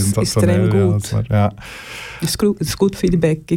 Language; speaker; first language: German; non-native, learner; Portuguese